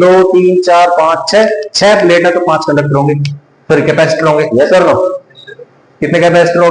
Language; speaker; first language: Hindi; native; Hindi